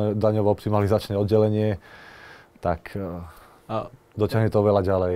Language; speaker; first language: Slovak; native; Slovak